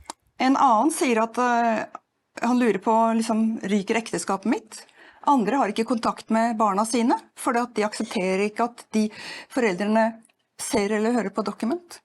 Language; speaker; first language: Norwegian; native; Norwegian